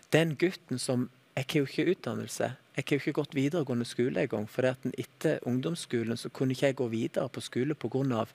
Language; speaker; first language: Norwegian; native; Norwegian